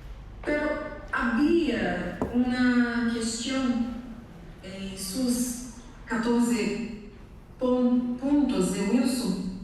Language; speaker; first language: Spanish; non-native, learner; Portuguese